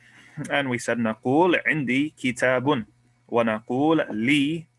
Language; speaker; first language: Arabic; non-native, fluent; English